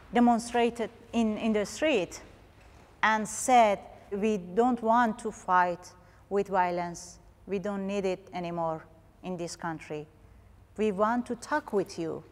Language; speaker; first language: English; non-native, learner; Persian